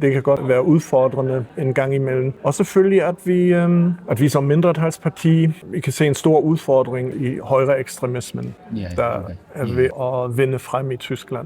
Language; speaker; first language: Danish; early bilingual, heritage; Danish